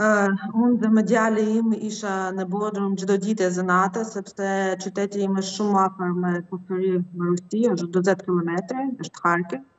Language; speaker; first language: Albanian; non-native, learner; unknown